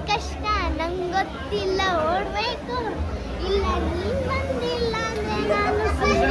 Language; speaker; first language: Kannada; native; Kannada